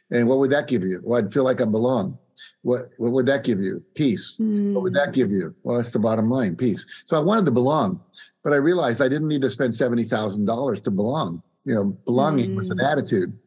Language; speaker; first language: English; native; English